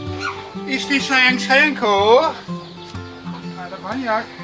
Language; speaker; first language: Indonesian; non-native, learner; Dutch